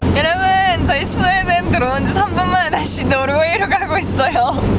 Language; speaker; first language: Korean; native; Korean